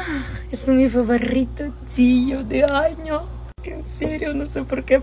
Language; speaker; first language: Spanish; non-native, learner; Russian